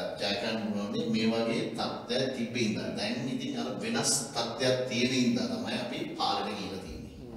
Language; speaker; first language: Sinhala; non-native, local second language; Tamil